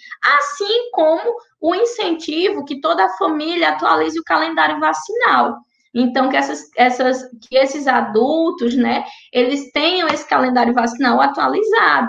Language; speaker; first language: Portuguese; native; Portuguese